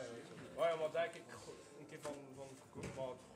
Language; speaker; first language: Dutch; native; Dutch